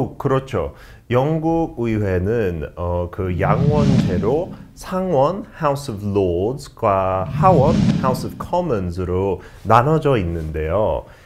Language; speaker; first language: Korean; non-native, fluent; English